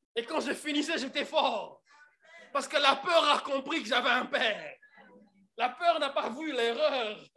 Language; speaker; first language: French; non-native, local second language; Lingala